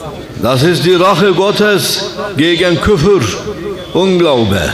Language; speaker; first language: German; non-native, fluent; Turkish